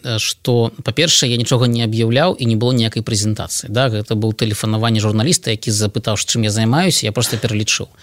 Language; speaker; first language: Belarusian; non-native, local second language; Russian